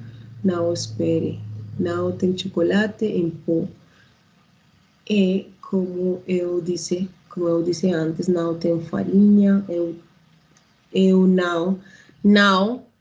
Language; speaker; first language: Portuguese; non-native, learner; Spanish